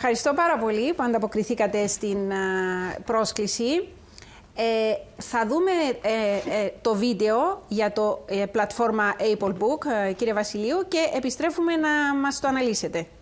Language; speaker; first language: Greek; native; Greek